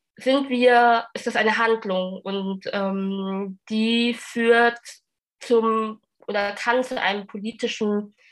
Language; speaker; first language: German; early bilingual, other home language; Vietnamese